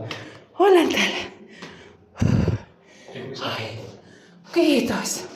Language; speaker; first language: Finnish; non-native, learner; Filipino